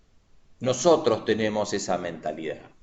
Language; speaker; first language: Spanish; native; Spanish